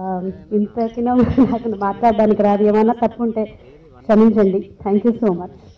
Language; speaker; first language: Telugu; non-native, learner; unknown